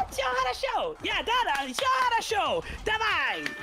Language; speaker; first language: Russian; non-native, learner; English